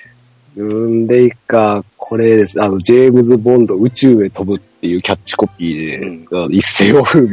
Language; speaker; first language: Japanese; native; Japanese